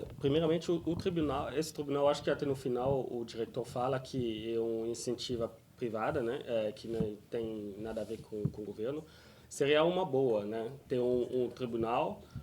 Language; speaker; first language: Portuguese; non-native, fluent; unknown